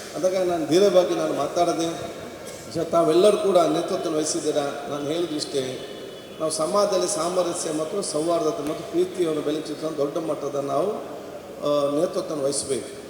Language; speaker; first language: Kannada; non-native, local second language; Badaga